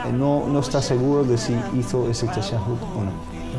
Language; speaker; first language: Spanish; native; Spanish